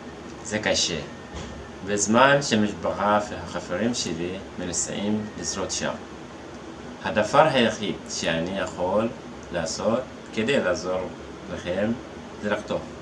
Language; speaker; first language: Hebrew; non-native, fluent; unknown